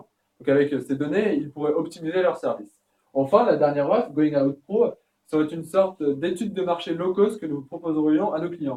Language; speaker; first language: French; native; French